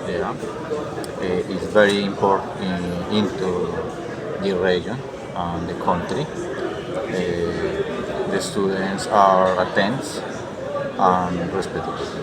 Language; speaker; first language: English; non-native, learner; Spanish